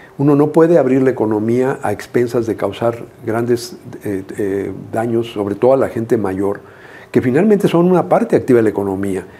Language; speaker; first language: Spanish; native; Spanish